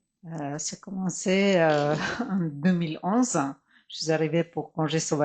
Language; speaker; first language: French; non-native, fluent; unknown